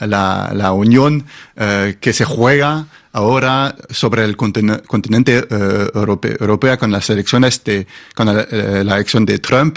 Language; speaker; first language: Spanish; non-native, fluent; German